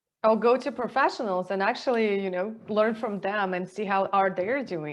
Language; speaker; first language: English; non-native, fluent; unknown